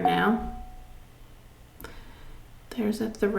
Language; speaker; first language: English; native; English